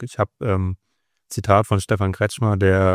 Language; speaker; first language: German; native; German